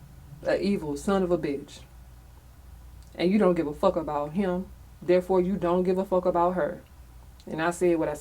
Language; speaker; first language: English; native; English